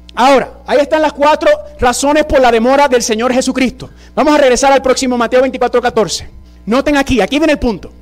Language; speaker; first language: Spanish; early bilingual, heritage; Spanish